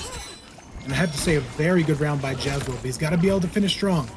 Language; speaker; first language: English; native; English